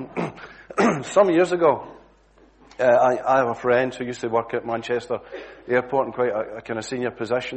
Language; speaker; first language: English; native; English